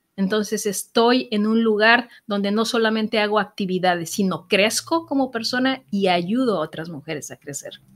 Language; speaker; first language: Spanish; native; Spanish